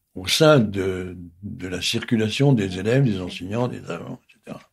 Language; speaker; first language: French; native; French